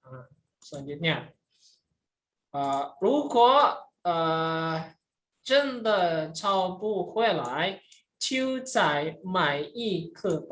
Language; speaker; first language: Chinese; non-native, fluent; Indonesian